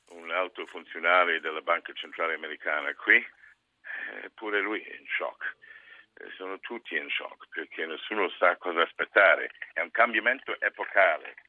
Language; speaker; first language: Italian; non-native, fluent; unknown